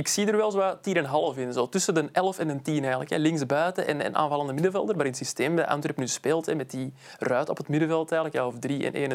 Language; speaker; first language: Dutch; native; Dutch